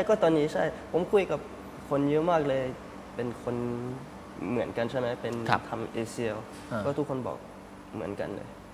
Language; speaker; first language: Thai; early bilingual, heritage; Thai